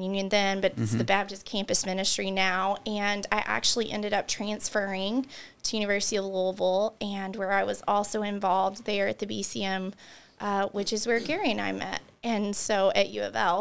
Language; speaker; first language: English; native; English